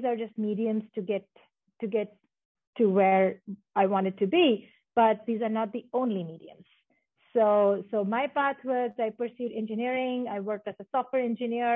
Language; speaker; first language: English; non-native, local second language; Hindi